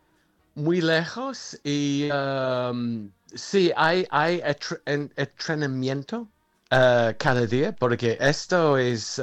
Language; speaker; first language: Spanish; non-native, fluent; English